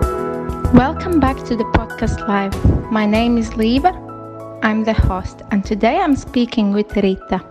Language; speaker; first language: English; non-native, fluent; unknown